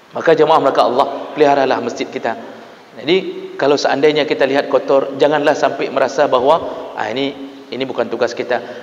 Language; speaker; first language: Malay; non-native, local second language; Achinese